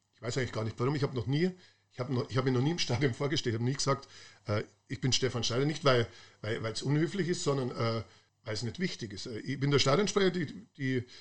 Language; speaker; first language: German; native; German